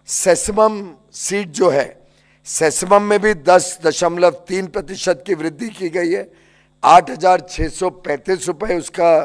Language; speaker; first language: Hindi; native; Hindi